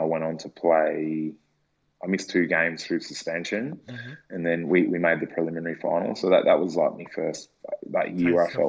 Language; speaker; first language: English; native; English